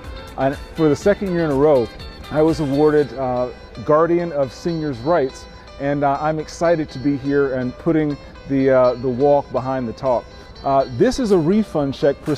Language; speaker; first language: English; native; English